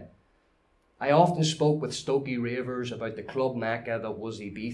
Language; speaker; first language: English; native; English